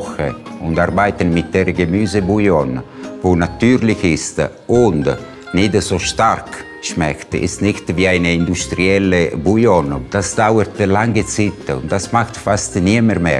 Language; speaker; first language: German; non-native, fluent; Italian